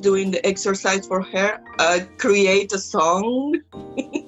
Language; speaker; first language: English; non-native, fluent; Spanish